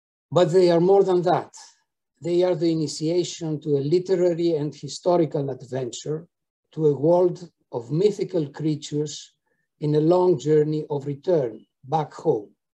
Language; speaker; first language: English; non-native, fluent; Greek